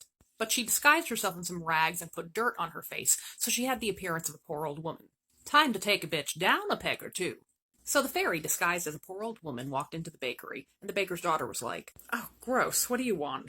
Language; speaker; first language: English; native; English